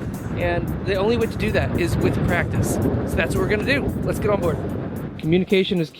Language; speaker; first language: English; native; English